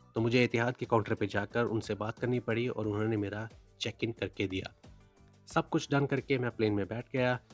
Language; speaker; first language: Hindi; native; Hindi